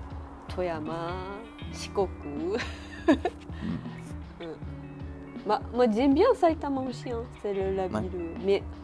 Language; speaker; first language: French; non-native, learner; Japanese